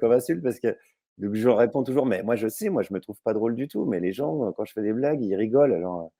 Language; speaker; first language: French; native; French